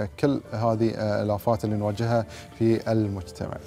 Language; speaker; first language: Arabic; native; Arabic